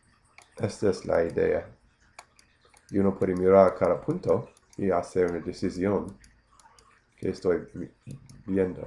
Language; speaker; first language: Spanish; non-native, fluent; English